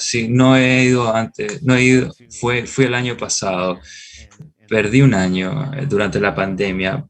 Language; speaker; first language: Spanish; non-native, fluent; English